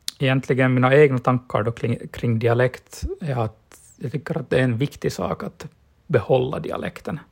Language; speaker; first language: Swedish; native; Swedish